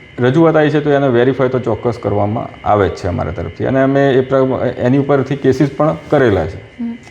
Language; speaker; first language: Gujarati; native; Gujarati